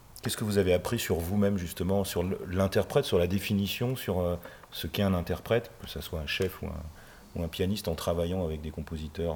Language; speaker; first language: French; native; French